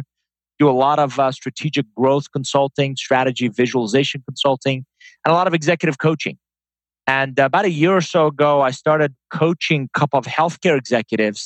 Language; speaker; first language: English; non-native, fluent; Persian